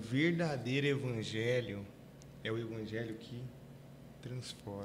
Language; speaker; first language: Portuguese; native; Portuguese